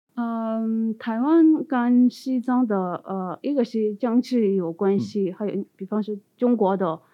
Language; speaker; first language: Chinese; non-native, learner; Tibetan